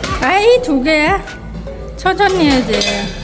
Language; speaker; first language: Korean; non-native, learner; Thai